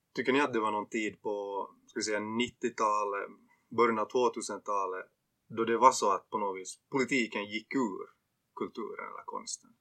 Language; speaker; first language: Swedish; native; Swedish